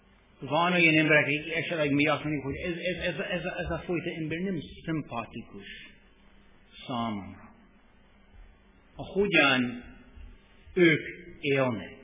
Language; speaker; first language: Hungarian; non-native, fluent; English